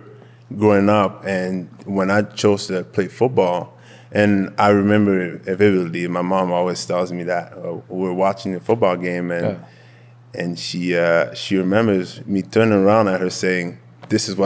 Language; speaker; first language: English; non-native, fluent; French